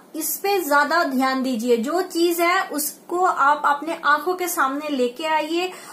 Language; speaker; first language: Hindi; non-native, local second language; Bangla